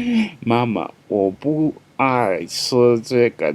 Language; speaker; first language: Chinese; non-native, fluent; English